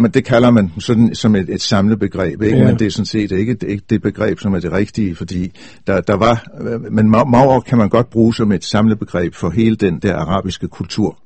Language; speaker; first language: Danish; native; Danish